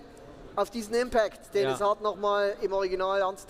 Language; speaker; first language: German; native; German